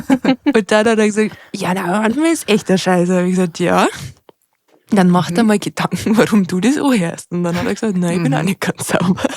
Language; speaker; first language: German; native; German